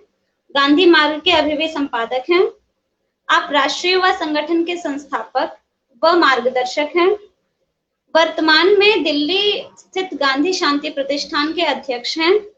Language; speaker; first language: Hindi; native; Hindi